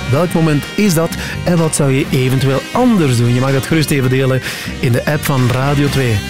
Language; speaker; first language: Dutch; native; Dutch